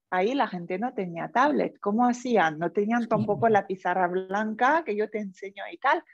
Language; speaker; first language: Spanish; non-native, fluent; French